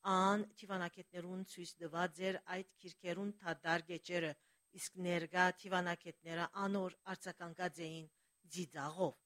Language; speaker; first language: Armenian; early bilingual, heritage; Armenian